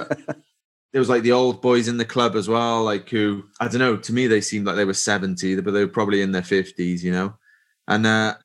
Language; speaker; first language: English; native; English